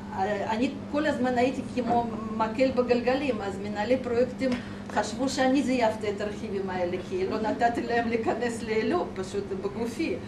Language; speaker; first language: Hebrew; non-native, fluent; Russian